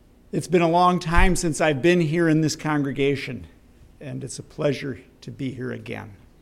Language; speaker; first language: English; native; English